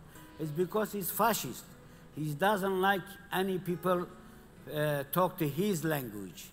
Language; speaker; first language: English; non-native, learner; Kurdish